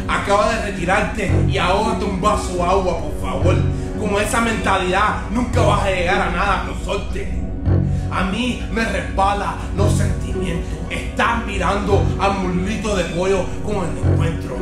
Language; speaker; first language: Spanish; native; Spanish